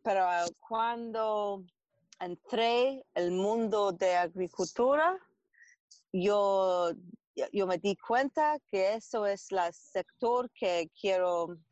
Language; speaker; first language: Spanish; non-native, learner; English